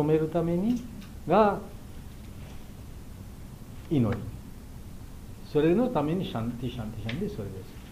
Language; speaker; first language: Japanese; non-native, learner; Bangla